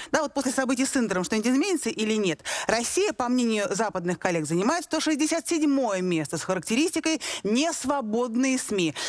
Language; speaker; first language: Russian; native; Russian